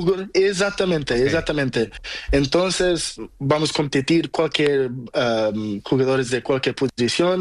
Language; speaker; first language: Spanish; non-native, learner; Portuguese